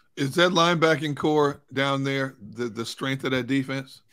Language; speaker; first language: English; native; English